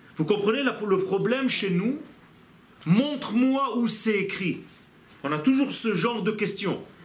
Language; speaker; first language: French; non-native, fluent; Hebrew